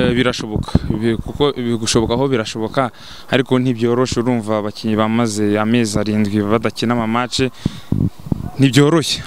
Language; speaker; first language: Kinyarwanda; early bilingual, heritage; Kinyarwanda